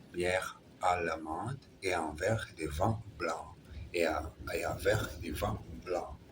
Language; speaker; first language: French; non-native, learner; Portuguese